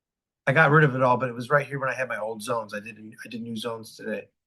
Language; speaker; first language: English; native; English